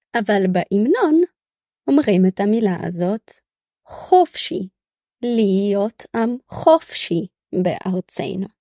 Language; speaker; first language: Hebrew; early bilingual, other home language; Russian